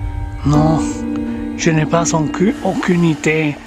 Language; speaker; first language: French; non-native, learner; English